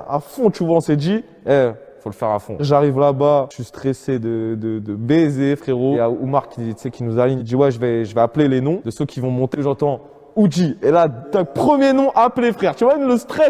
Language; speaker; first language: French; native; French